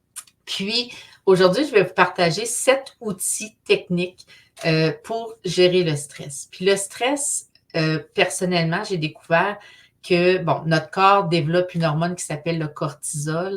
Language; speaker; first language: French; native; French